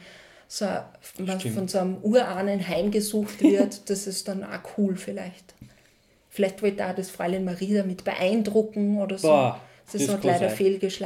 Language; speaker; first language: German; native; German